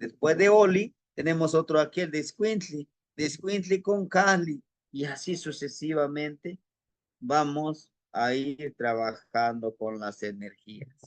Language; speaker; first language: Spanish; native; Spanish